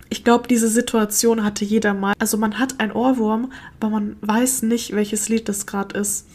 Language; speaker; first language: German; early bilingual, other home language; Russian